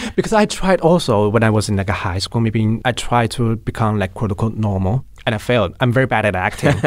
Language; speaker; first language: English; non-native, fluent; Chinese